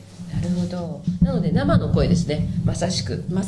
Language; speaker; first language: Japanese; native; Japanese